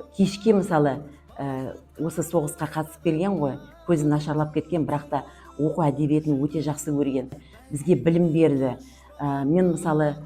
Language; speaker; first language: Kazakh; non-native, local second language; Russian